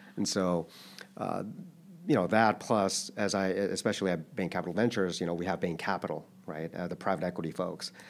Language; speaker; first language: English; early bilingual, other home language; Korean